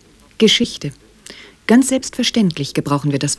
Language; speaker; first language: German; native; German